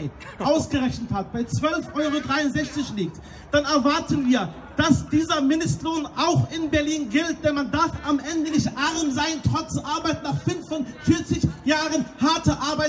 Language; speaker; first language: German; native; German